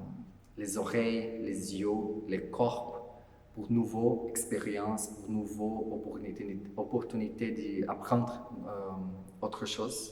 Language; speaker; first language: French; non-native, fluent; Portuguese